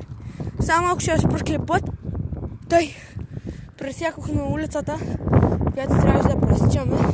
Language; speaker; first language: Bulgarian; native; Bulgarian